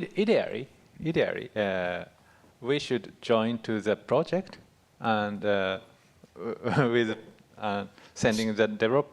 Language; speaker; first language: English; non-native, fluent; Japanese